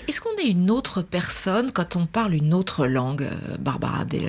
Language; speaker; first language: French; native; French